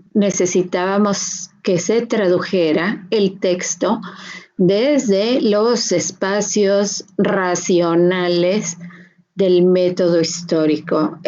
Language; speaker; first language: Spanish; native; Spanish